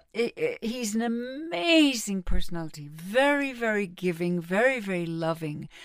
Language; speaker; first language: English; native; English